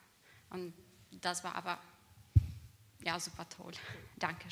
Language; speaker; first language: German; non-native, learner; Albanian